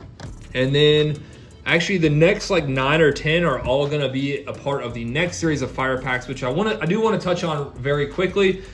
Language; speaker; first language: English; native; English